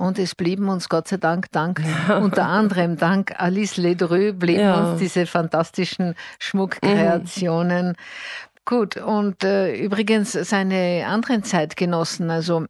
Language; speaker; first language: German; native; German